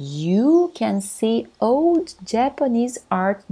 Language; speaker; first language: English; non-native, fluent; Portuguese